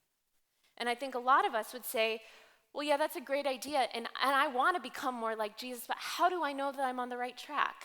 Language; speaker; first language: English; native; English